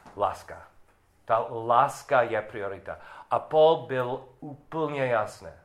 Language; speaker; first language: Czech; non-native, learner; English